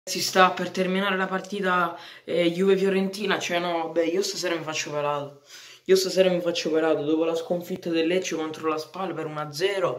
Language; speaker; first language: Italian; native; Italian